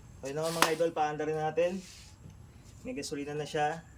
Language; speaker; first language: Filipino; native; Filipino